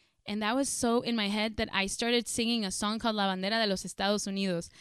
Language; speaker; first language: English; early bilingual, other home language; Spanish